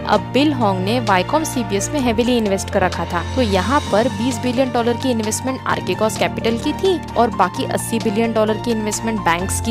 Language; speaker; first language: Hindi; native; Hindi